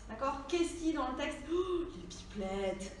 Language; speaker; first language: French; native; French